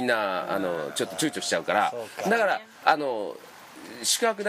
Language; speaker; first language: Japanese; native; Japanese